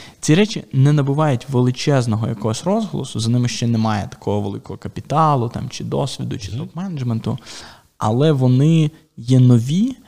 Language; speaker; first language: Ukrainian; native; Ukrainian